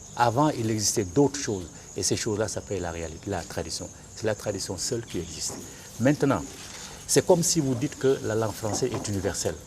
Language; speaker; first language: French; non-native, local second language; Bambara